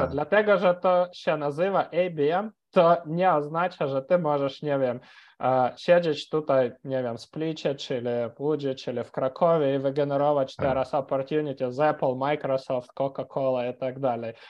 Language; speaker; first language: Polish; non-native, fluent; Ukrainian